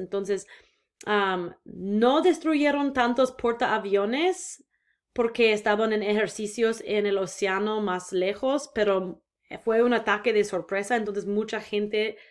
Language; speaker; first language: Spanish; non-native, fluent; English